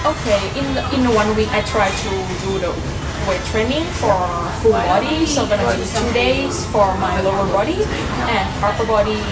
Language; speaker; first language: English; non-native, learner; Thai